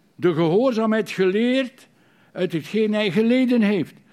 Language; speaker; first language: Dutch; native; Dutch